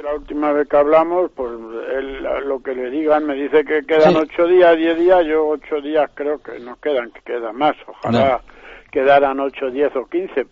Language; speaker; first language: Spanish; native; Spanish